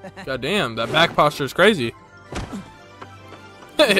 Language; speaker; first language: English; native; English